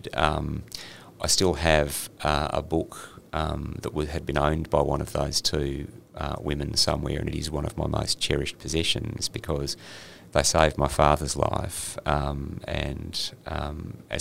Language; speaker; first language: English; native; English